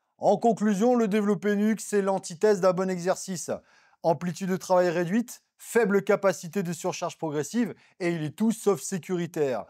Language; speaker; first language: French; native; French